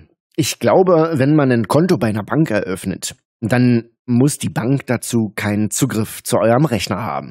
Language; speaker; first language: German; native; German